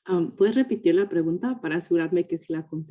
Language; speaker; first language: Spanish; early bilingual, heritage; Spanish